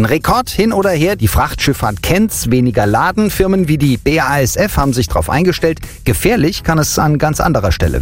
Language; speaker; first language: German; native; German